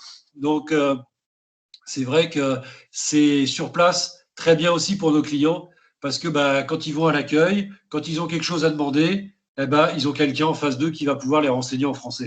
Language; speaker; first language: French; native; French